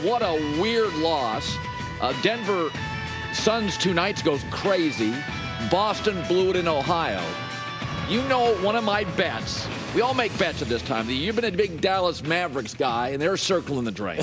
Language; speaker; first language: English; native; English